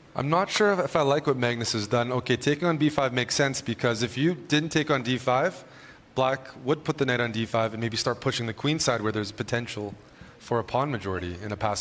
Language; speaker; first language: English; native; English